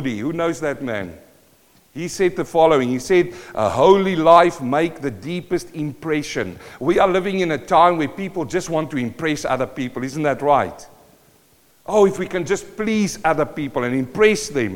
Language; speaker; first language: English; non-native, local second language; Afrikaans